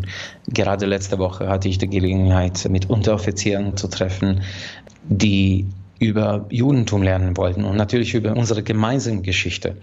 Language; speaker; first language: German; non-native, fluent; Hungarian